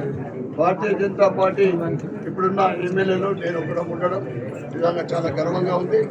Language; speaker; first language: Telugu; native; Telugu